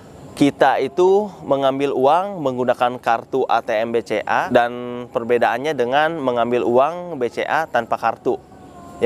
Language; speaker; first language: Indonesian; native; Indonesian